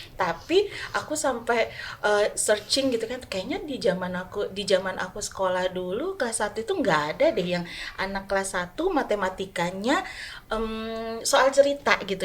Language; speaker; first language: Indonesian; non-native, local second language; Sundanese